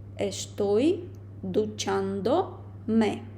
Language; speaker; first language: Spanish; non-native, fluent; Ukrainian